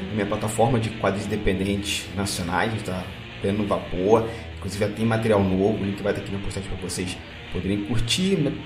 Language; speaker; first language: Portuguese; native; Portuguese